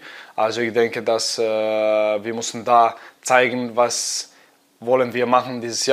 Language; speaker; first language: German; non-native, fluent; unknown